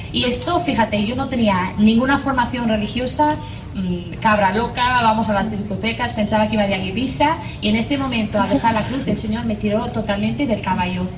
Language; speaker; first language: Spanish; non-native, fluent; English